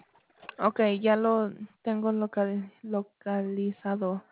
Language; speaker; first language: Spanish; early bilingual, heritage; Spanish